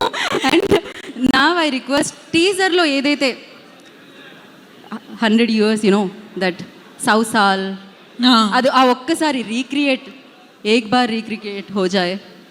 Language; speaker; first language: Telugu; native; Telugu